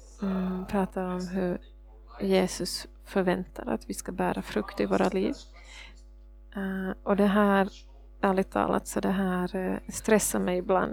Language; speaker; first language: Swedish; non-native, fluent; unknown